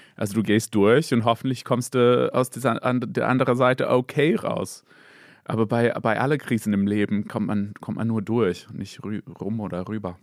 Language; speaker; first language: German; non-native, fluent; English